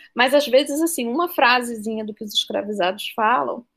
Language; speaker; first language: Portuguese; native; Portuguese